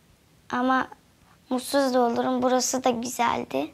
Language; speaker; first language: Turkish; early bilingual, other home language; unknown